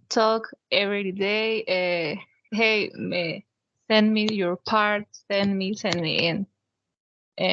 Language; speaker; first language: English; non-native, learner; Spanish